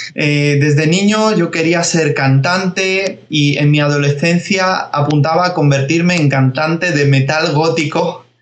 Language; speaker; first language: Spanish; early bilingual, other home language; Georgian